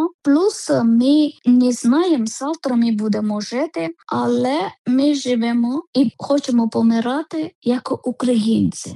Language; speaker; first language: Ukrainian; non-native, learner; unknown